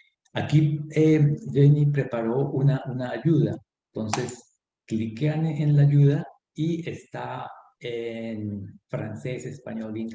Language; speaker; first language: Spanish; non-native, fluent; French